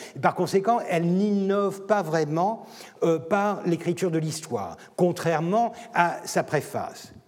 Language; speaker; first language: French; non-native, fluent; Turkish